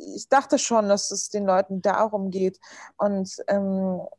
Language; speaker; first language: German; early bilingual, other home language; Turkish